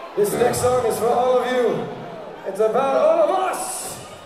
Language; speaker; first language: English; native; English